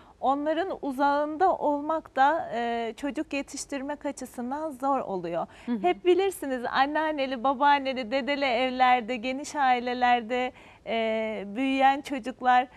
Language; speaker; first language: Turkish; native; Turkish